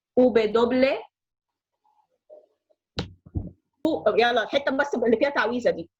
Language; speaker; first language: Arabic; native; Arabic